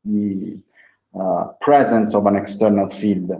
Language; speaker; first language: English; non-native, fluent; Italian